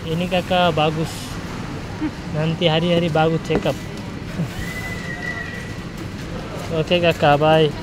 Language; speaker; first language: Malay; non-native, learner; Bangla